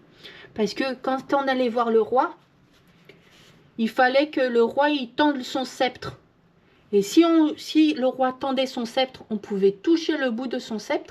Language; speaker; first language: French; native; French